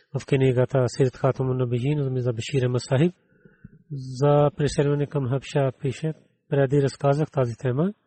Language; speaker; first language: Bulgarian; non-native, learner; Urdu